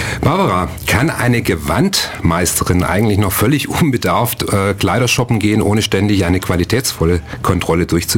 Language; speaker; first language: German; native; German